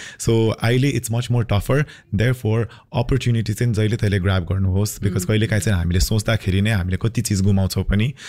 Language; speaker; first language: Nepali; early bilingual, heritage; Nepali